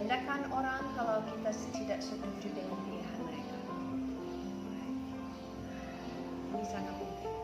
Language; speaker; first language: Indonesian; non-native, fluent; English